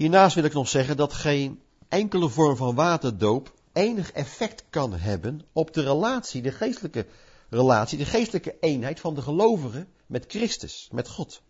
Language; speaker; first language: Dutch; native; Dutch